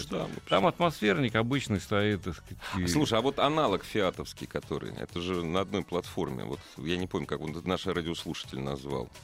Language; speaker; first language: Russian; native; Russian